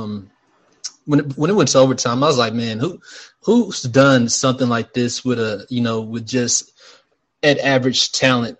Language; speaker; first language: English; native; English